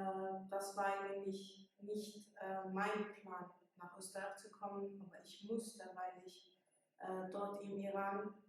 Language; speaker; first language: German; early bilingual, other home language; Persian